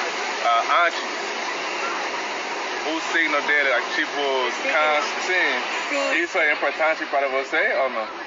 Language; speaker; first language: Portuguese; non-native, learner; English